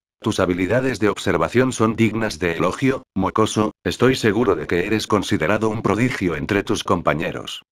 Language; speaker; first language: Spanish; native; Spanish